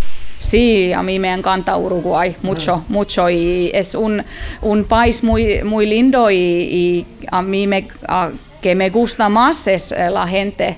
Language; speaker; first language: Spanish; non-native, learner; Finnish